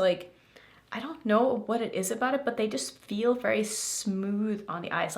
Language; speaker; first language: English; native; English